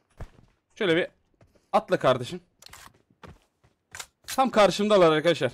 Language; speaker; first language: Turkish; native; Turkish